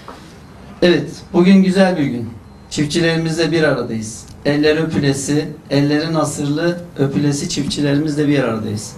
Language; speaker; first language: Turkish; native; Turkish